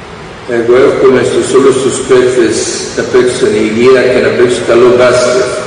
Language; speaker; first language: Greek; non-native, fluent; Serbian